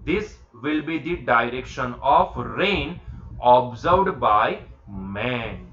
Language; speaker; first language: English; non-native, local second language; Gujarati